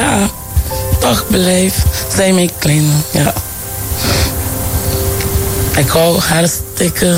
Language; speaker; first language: Dutch; non-native, local second language; Papiamento